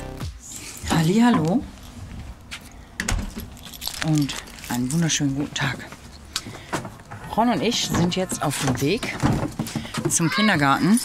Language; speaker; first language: German; native; German